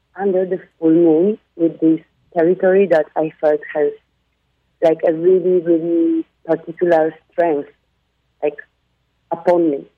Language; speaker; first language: English; non-native, fluent; Polish